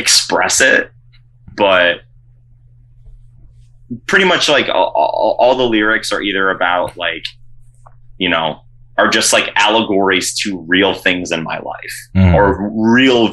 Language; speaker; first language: English; native; English